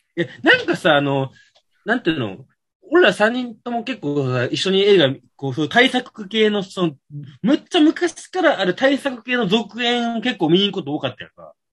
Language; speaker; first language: Japanese; native; Japanese